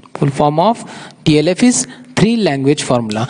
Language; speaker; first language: English; non-native, local second language; Urdu